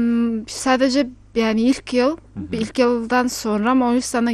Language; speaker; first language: Turkish; non-native, fluent; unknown